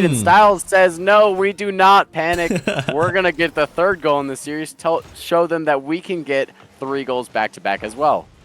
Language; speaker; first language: English; native; English